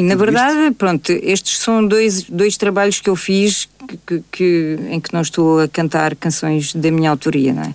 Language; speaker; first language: Portuguese; native; Portuguese